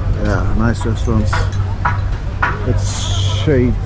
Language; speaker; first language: English; non-native, fluent; Turkish